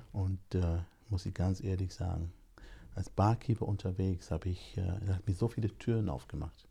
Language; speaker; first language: German; non-native, fluent; English